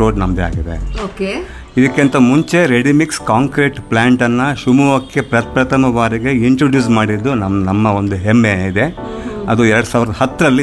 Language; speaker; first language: Kannada; native; Kannada